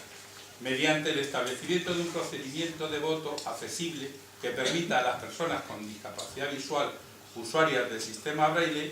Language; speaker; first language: Spanish; native; Spanish